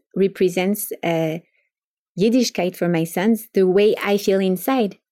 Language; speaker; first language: English; non-native, fluent; French